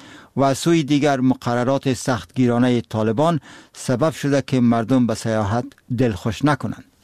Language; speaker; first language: Persian; native; Persian